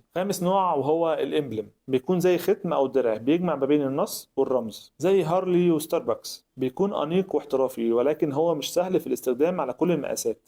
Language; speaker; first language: Arabic; native; Arabic